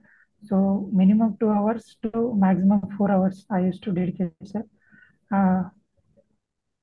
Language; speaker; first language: English; non-native, local second language; Telugu